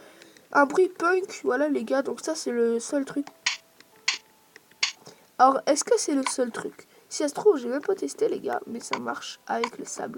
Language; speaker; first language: French; native; French